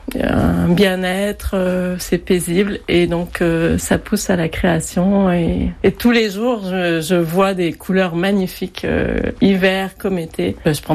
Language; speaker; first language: French; native; French